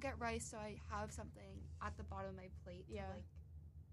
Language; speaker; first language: English; native; English